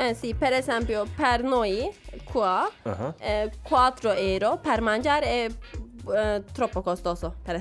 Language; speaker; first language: Italian; non-native, learner; Turkish